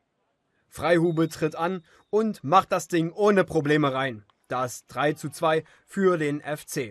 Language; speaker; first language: German; native; German